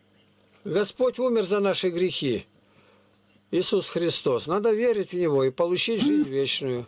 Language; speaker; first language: Russian; native; Russian